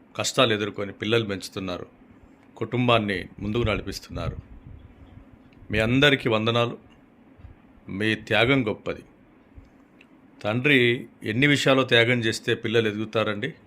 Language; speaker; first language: Telugu; native; Telugu